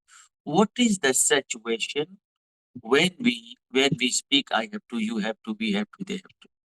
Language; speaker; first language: English; non-native, fluent; Hindi